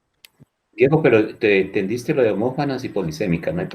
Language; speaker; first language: Spanish; native; Spanish